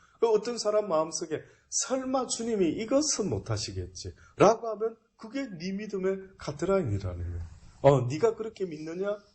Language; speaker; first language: Korean; native; Korean